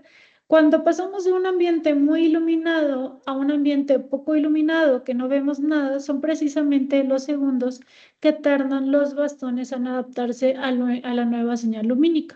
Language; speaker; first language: Spanish; native; Spanish